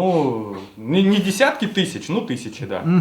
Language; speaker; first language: Russian; native; Russian